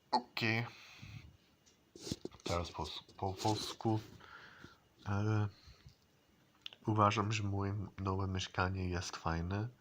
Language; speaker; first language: Polish; non-native, learner; English